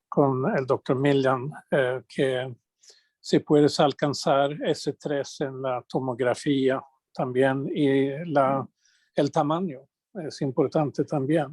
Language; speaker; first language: Spanish; non-native, fluent; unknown